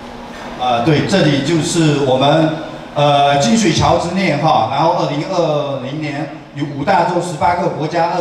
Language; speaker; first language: Chinese; native; Chinese